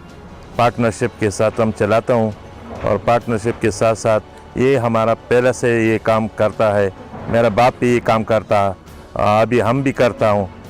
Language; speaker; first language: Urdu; non-native, local second language; Pashto